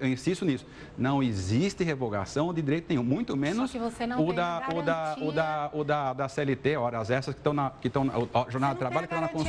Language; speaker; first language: Portuguese; native; Portuguese